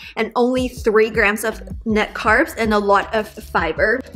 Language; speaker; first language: English; non-native, fluent; Chinese